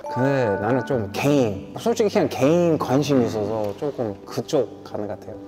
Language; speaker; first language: Korean; non-native, learner; English